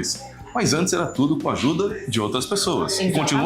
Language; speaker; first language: Portuguese; native; Portuguese